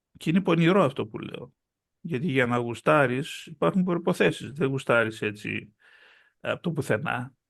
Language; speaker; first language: Greek; early bilingual, heritage; Greek